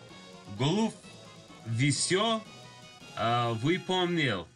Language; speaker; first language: Russian; non-native, learner; English